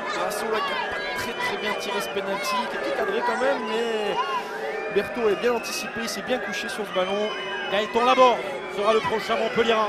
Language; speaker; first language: French; native; French